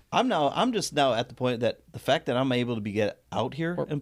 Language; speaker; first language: English; native; English